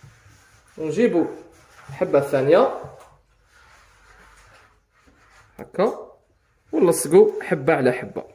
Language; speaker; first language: Arabic; native; Arabic